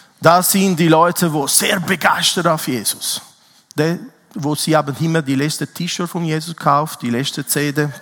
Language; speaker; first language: German; non-native, fluent; Italian